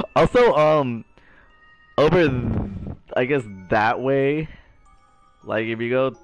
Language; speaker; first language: English; native; English